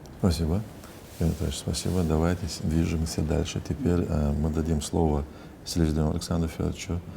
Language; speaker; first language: Russian; non-native, local second language; Chechen